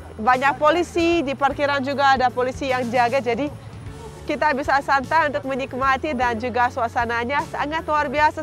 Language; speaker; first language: Indonesian; non-native, fluent; Russian